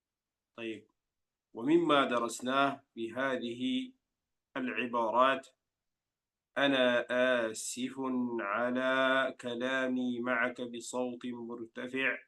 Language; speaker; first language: Arabic; non-native, fluent; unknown